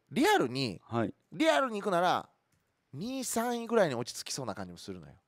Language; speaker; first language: Japanese; native; Japanese